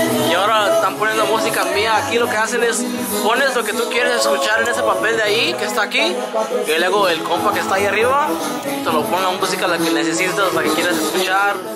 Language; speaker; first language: Spanish; early bilingual, heritage; Spanish